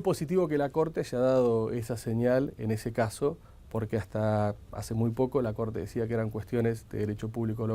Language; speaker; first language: Spanish; native; Spanish